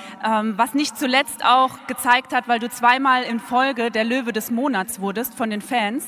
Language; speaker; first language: German; native; German